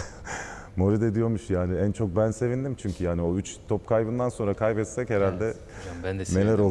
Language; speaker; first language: Turkish; native; Turkish